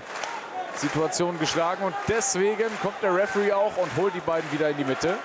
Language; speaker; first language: German; native; German